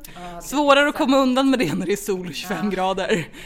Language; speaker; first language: Swedish; native; Swedish